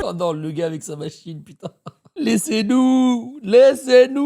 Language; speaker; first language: French; native; French